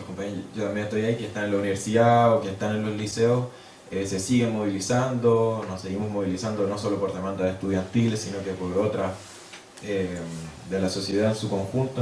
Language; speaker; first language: Spanish; native; Spanish